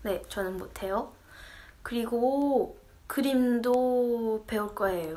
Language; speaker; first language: Korean; early bilingual, heritage; Korean